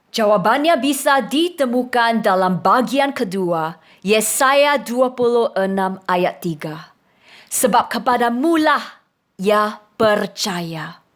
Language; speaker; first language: Indonesian; non-native, fluent; English